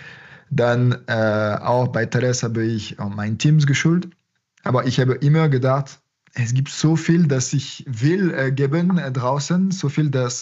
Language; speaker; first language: German; non-native, fluent; French